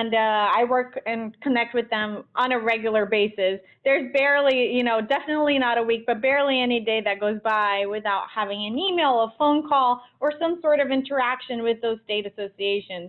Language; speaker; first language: English; early bilingual, other home language; Portuguese